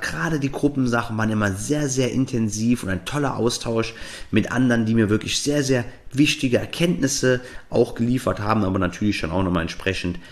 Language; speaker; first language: German; native; German